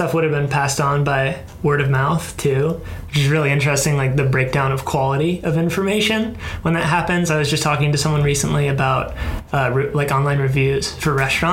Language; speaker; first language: English; native; English